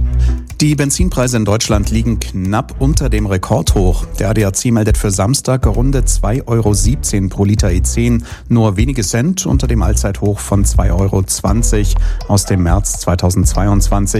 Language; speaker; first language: German; native; German